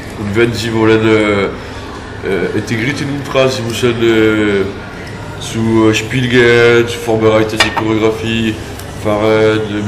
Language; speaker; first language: German; non-native, learner; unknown